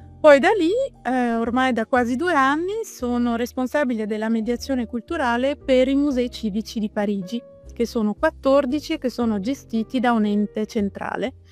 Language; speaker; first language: Italian; non-native, local second language; German